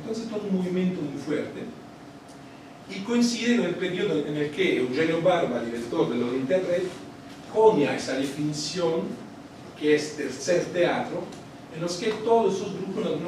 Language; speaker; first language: Spanish; non-native, fluent; Italian